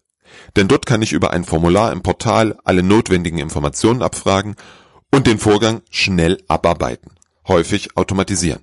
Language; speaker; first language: German; native; German